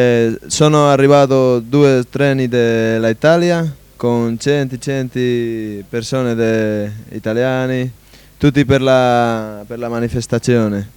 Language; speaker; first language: Italian; non-native, learner; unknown